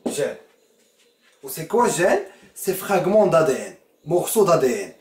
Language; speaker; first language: French; non-native, local second language; Arabic